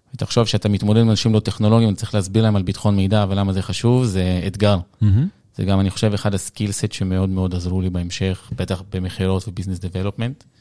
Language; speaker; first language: Hebrew; early bilingual, other home language; Russian